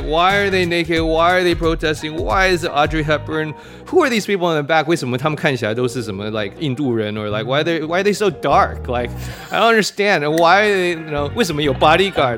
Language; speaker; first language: English; early bilingual, other home language; Chinese